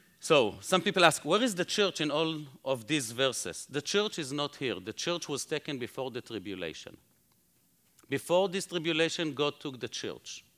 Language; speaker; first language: English; non-native, fluent; Hebrew